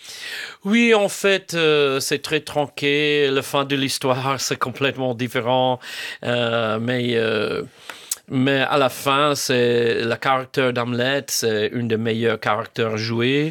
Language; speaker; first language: French; non-native, fluent; English